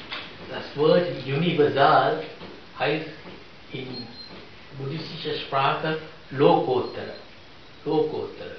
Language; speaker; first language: German; non-native, fluent; Sinhala